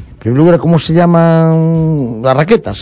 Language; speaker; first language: Spanish; native; Spanish